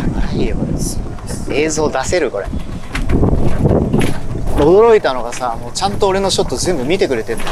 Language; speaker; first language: Japanese; native; Japanese